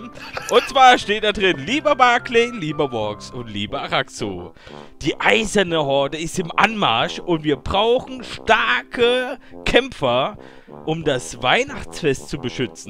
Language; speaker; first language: German; native; German